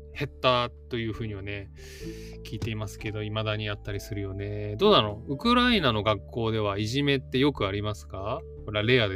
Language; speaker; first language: Japanese; native; Japanese